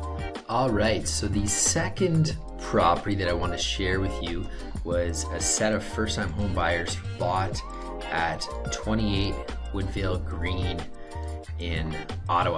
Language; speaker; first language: English; native; English